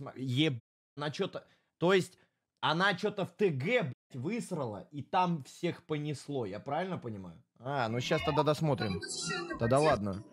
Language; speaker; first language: Russian; native; Russian